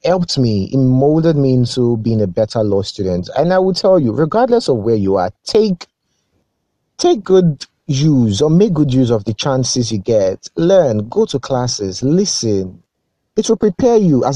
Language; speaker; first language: English; non-native, local second language; Yoruba